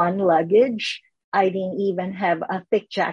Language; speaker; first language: English; non-native, local second language; Filipino